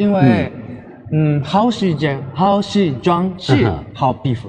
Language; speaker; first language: Chinese; non-native, learner; Japanese